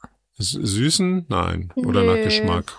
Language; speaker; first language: German; native; German